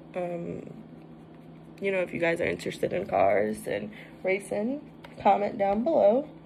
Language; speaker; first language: English; native; English